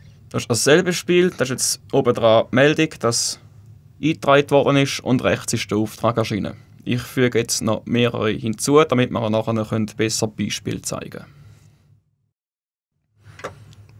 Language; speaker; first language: German; native; German